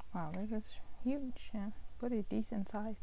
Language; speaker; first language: English; non-native, fluent; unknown